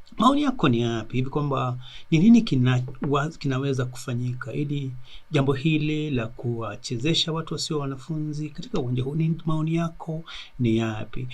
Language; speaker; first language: Swahili; non-native, local second language; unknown